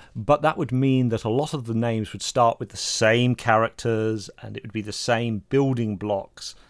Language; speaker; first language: English; native; English